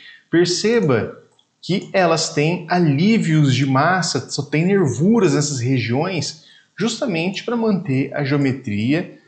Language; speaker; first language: Portuguese; native; Portuguese